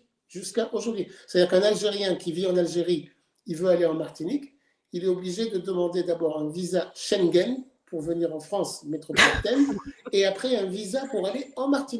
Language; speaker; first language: French; native; French